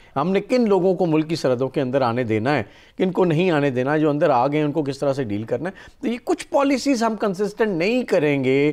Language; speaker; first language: Urdu; non-native, local second language; Punjabi